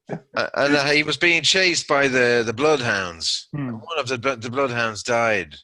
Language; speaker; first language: English; native; English